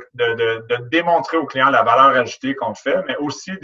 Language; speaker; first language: French; native; French